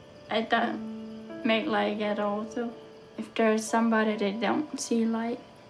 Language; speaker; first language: English; early bilingual, other home language; Pennsylvania German